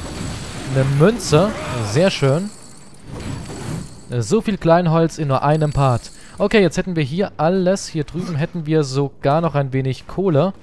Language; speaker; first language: German; native; German